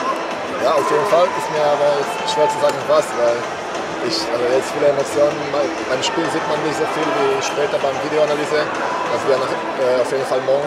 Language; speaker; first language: German; non-native, fluent; Polish